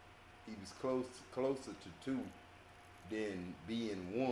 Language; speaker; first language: English; native; English